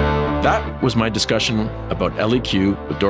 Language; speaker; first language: English; native; English